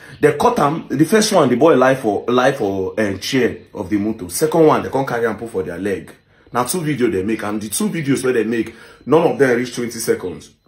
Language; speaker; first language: Nigerian Pidgin; native; Nigerian Pidgin